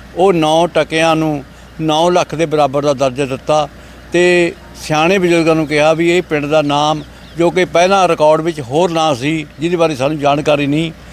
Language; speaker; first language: Punjabi; native; Punjabi